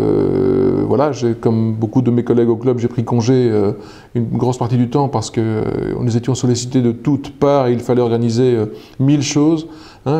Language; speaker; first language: French; native; French